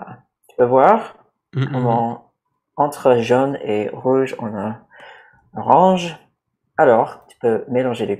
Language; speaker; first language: French; non-native, learner; English